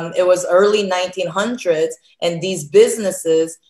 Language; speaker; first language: English; early bilingual, other home language; Korean